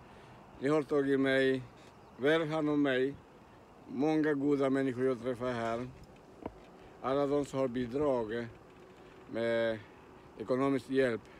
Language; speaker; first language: Swedish; non-native, learner; Spanish